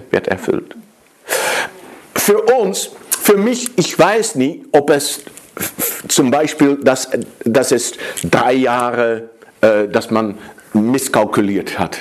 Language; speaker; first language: German; non-native, fluent; Dutch